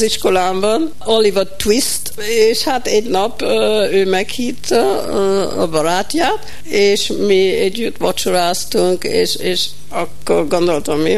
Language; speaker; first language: Hungarian; early bilingual, heritage; Hungarian